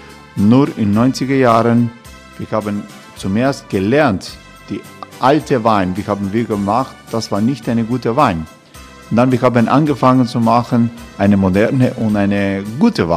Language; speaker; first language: German; non-native, learner; Croatian